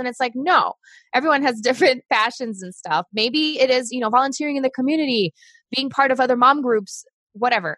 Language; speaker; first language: English; non-native, fluent; Portuguese